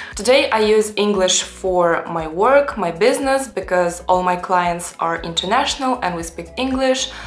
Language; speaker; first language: English; non-native, fluent; Russian